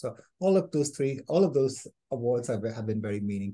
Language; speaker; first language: English; non-native, local second language; Malayalam